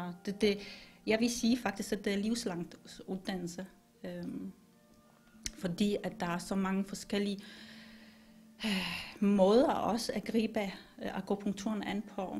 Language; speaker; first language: Danish; non-native, fluent; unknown